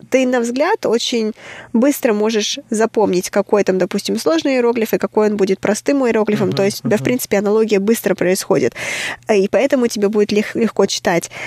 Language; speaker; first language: Russian; native; Russian